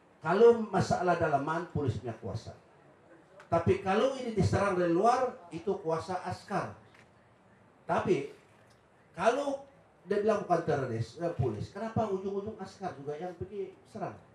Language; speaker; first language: Malay; non-native, local second language; Central Dusun